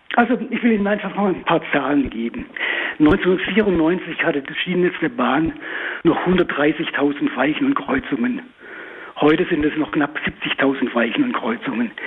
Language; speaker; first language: German; native; German